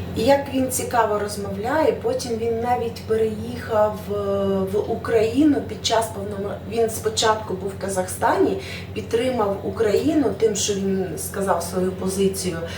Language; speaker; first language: Ukrainian; native; Ukrainian